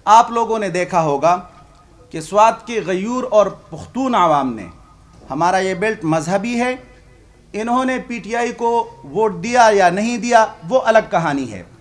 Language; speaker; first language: Urdu; non-native, local second language; Pashto